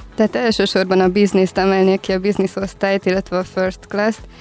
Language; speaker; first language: Hungarian; native; Hungarian